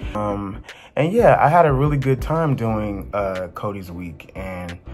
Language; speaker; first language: English; native; English